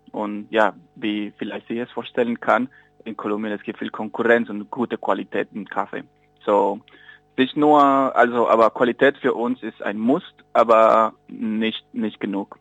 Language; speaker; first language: German; non-native, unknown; Spanish